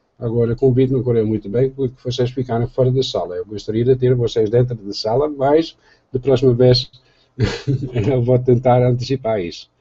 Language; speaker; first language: Portuguese; non-native, fluent; Dutch